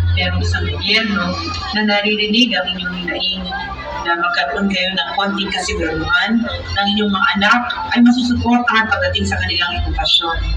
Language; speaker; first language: Filipino; native; Filipino